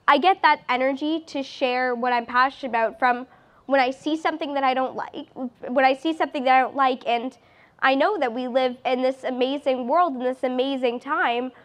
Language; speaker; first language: English; native; English